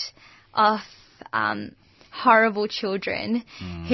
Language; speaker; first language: English; non-native, local second language; Gujarati